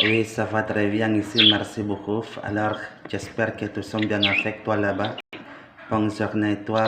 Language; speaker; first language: French; non-native, learner; Indonesian